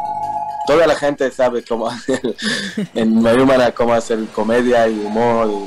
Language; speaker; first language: Spanish; non-native, learner; Hebrew